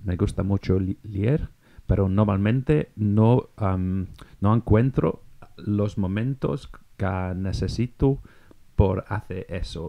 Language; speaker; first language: Spanish; non-native, fluent; English